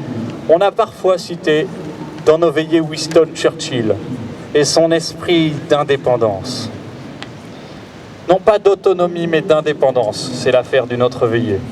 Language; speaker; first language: French; native; French